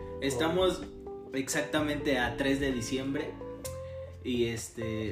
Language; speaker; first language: Spanish; native; Spanish